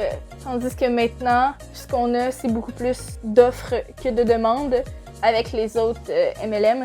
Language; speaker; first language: French; native; French